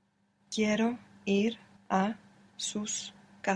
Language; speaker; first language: Spanish; non-native, learner; English